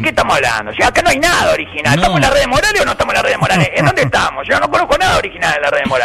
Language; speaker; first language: Spanish; native; Spanish